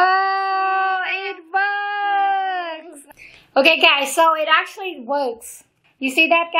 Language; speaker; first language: English; non-native, learner; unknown